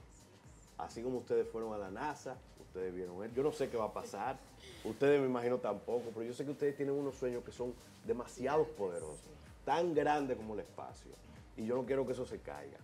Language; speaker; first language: Spanish; native; Spanish